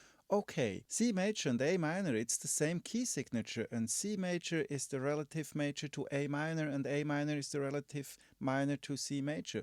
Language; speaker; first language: English; non-native, fluent; German